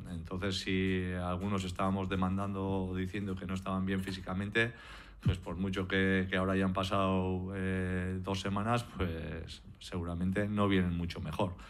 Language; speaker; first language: Spanish; native; Spanish